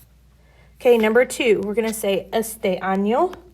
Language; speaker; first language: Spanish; non-native, fluent; English